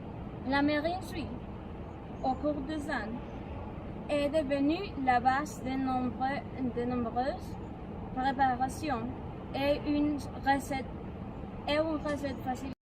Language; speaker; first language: French; non-native, learner; Spanish